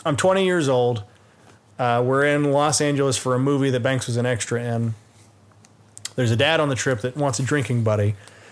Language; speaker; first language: English; native; English